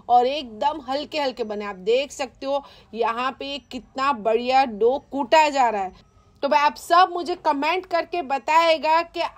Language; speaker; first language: Hindi; non-native, local second language; Gujarati